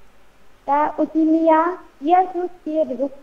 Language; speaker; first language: Russian; non-native, learner; Vietnamese